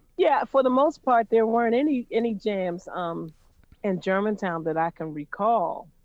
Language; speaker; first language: English; native; English